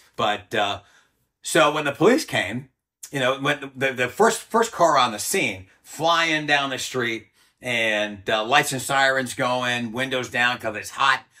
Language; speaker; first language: English; native; English